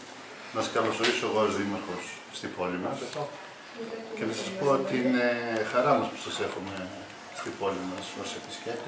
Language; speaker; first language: Greek; native; Greek